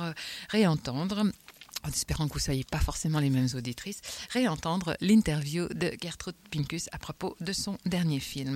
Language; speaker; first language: French; native; French